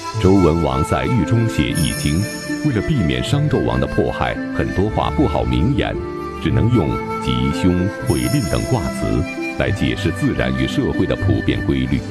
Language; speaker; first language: Chinese; native; Chinese